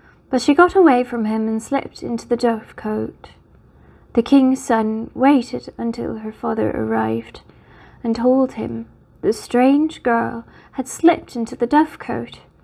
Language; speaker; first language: English; native; English